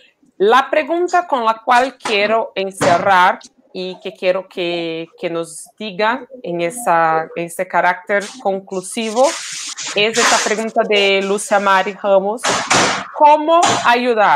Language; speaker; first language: Spanish; non-native, fluent; Portuguese